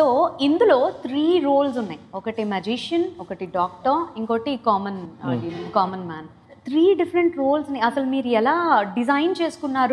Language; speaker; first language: Telugu; native; Telugu